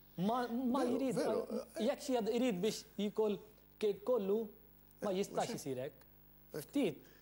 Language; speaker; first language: Maltese; non-native, fluent; Urdu